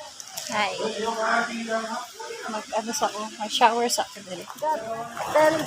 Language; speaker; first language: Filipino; non-native, local second language; Cebuano